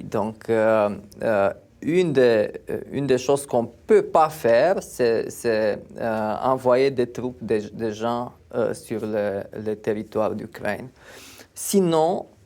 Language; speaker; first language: French; non-native, fluent; Romanian